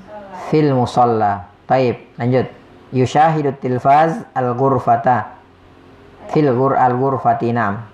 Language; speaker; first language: Arabic; non-native, fluent; Indonesian